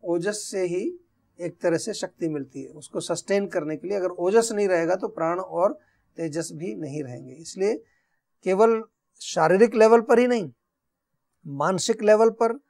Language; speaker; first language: Hindi; native; Hindi